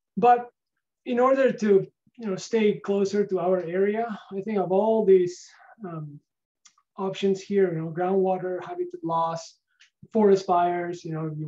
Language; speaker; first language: English; non-native, fluent; Spanish